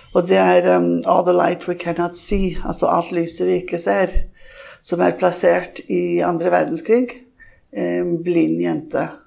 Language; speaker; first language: Norwegian; early bilingual, heritage; Norwegian